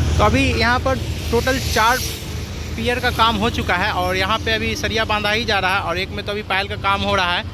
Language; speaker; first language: Hindi; native; Hindi